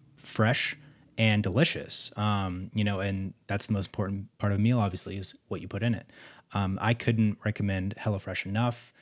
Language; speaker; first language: English; native; English